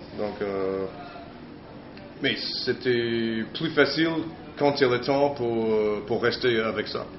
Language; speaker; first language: French; non-native, learner; English